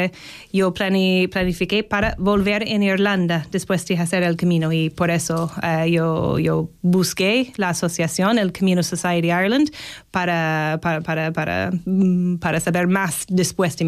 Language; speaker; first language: Spanish; non-native, fluent; English